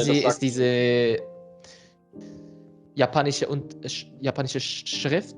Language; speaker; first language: German; non-native, learner; Indonesian